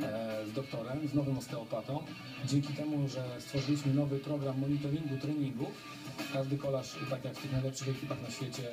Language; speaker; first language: Polish; native; Polish